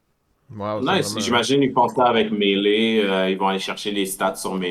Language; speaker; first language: French; native; French